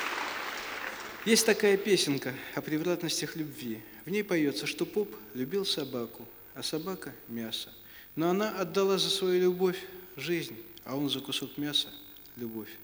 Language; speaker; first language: Russian; native; Russian